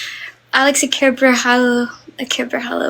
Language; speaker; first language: Amharic; non-native, learner; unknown